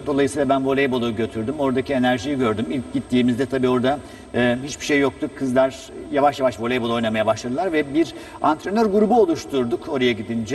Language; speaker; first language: Turkish; native; Turkish